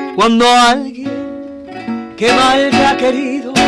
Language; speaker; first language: Spanish; native; Spanish